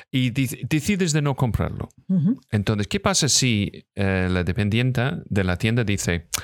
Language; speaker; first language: Spanish; non-native, fluent; English